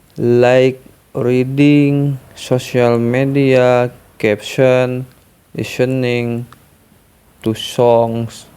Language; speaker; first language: English; non-native, learner; Indonesian